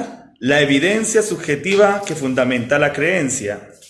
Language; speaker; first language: Spanish; native; Spanish